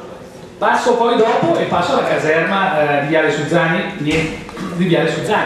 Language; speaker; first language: Italian; native; Italian